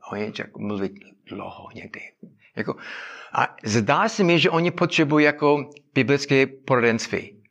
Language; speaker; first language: Czech; non-native, learner; English